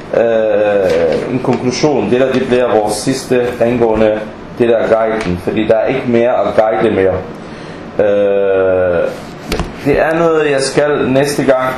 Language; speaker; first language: Danish; early bilingual, other home language; Arabic